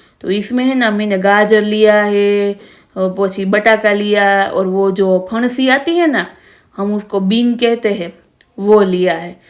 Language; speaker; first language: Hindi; non-native, local second language; Gujarati